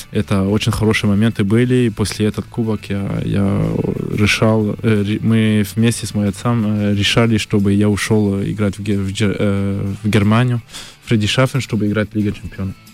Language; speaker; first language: Russian; early bilingual, heritage; French